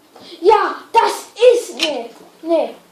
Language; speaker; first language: German; native; German